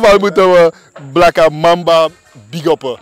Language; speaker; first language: Dutch; native; Dutch